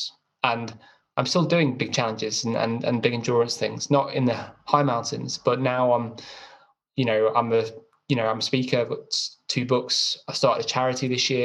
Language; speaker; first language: English; native; English